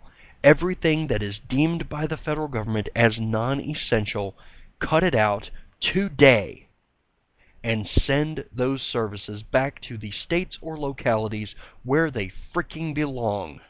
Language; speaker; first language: English; native; English